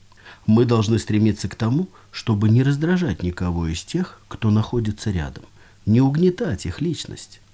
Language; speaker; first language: Russian; native; Russian